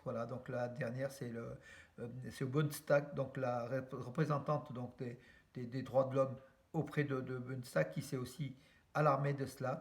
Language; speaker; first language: French; native; French